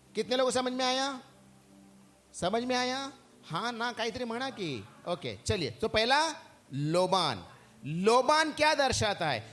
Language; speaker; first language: Hindi; non-native, local second language; Marathi